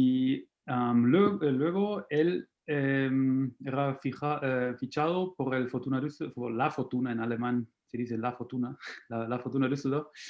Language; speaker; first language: Spanish; non-native, fluent; German